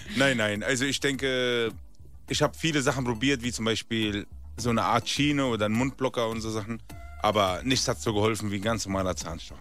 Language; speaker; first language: German; native; German